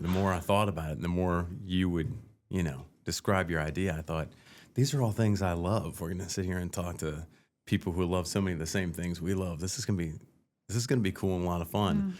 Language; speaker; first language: English; native; English